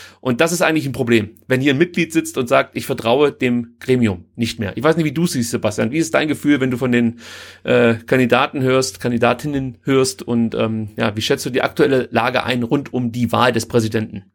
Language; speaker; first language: German; native; German